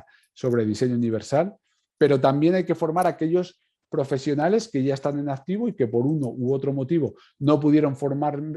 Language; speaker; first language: Spanish; native; Spanish